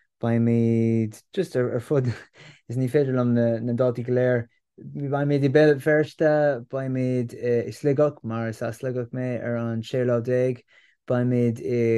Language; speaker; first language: Irish; non-native, local second language; English